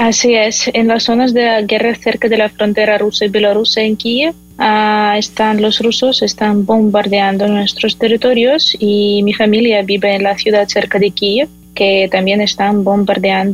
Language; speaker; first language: Spanish; non-native, fluent; Ukrainian